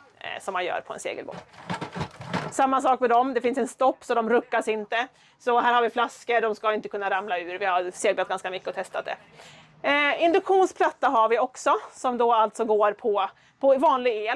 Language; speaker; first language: Swedish; native; Swedish